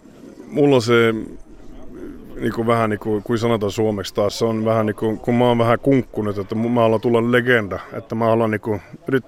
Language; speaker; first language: Finnish; early bilingual, heritage; Finnish